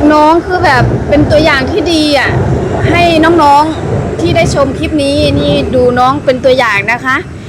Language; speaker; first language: Thai; native; Thai